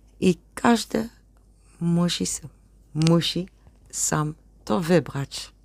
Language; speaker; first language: Polish; non-native, learner; Dutch